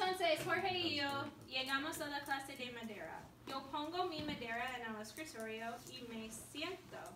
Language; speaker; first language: Spanish; non-native, learner; English